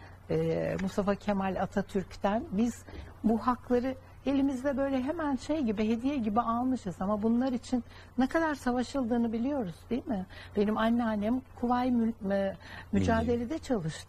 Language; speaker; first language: Turkish; native; Turkish